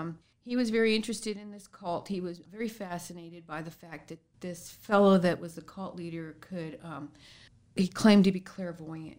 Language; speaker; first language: English; native; English